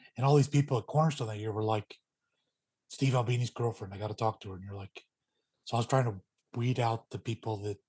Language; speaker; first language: English; native; English